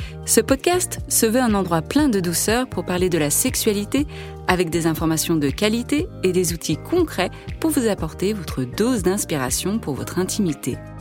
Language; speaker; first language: French; native; French